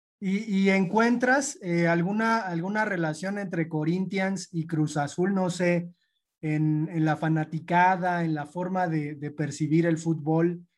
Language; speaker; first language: Spanish; native; Spanish